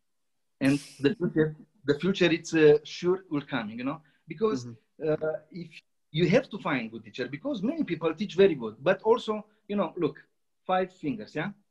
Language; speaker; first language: English; non-native, learner; Romanian